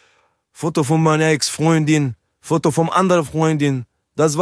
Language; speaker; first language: German; non-native, learner; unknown